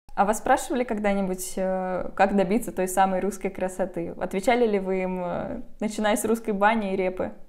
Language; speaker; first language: Russian; native; Russian